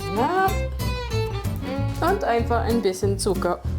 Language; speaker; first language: German; non-native, fluent; French